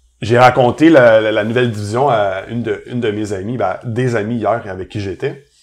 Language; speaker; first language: French; native; French